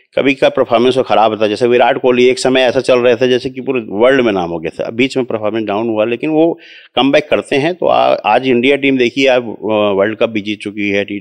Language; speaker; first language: Hindi; native; Hindi